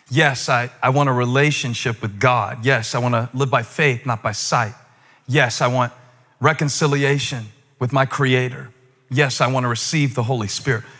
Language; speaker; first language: English; native; English